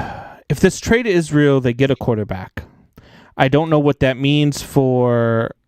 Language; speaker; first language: English; native; English